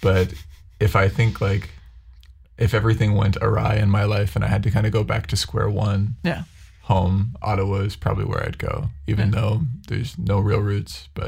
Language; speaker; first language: English; native; English